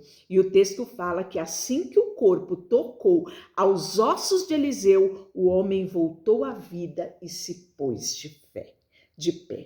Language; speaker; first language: Portuguese; native; Portuguese